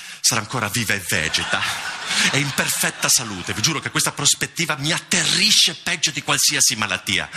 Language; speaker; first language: Italian; native; Italian